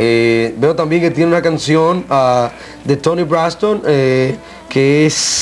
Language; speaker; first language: Spanish; native; Spanish